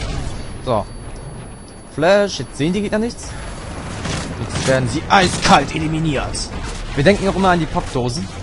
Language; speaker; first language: German; native; German